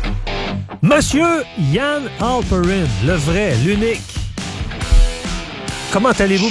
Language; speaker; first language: French; native; French